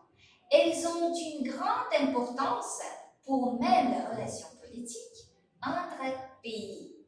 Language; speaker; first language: French; non-native, fluent; Uzbek